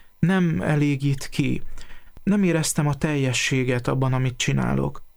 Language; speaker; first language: Hungarian; native; Hungarian